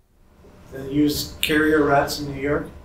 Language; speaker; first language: English; native; English